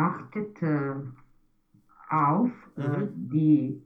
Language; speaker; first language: German; non-native, learner; Romanian